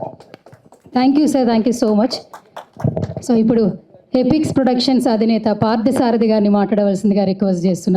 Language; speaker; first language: Telugu; native; Telugu